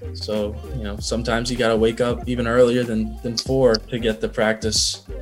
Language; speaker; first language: English; native; English